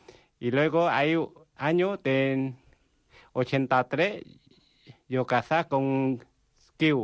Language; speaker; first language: Spanish; non-native, learner; Vietnamese